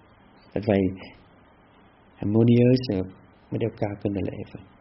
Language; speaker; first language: Dutch; non-native, fluent; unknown